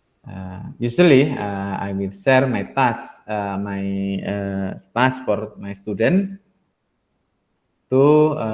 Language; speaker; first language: English; non-native, learner; Indonesian